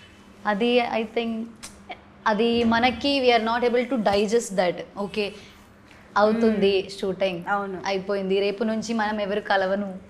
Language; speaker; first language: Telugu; non-native, learner; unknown